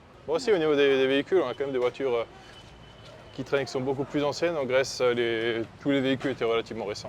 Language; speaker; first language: French; native; French